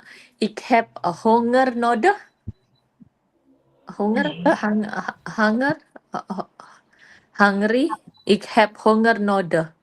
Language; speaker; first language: Dutch; non-native, learner; Indonesian